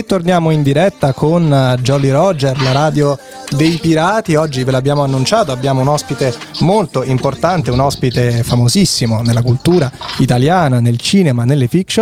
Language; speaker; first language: Italian; native; Italian